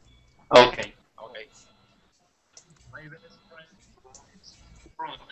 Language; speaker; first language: English; non-native, learner; Arabic